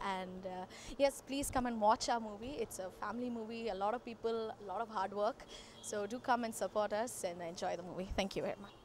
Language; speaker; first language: English; non-native, local second language; Tamil